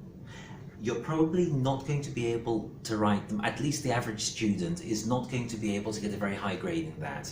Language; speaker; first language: English; non-native, fluent; Greek